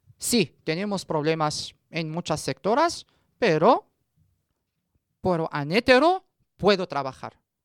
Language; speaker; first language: Spanish; non-native, learner; Arabic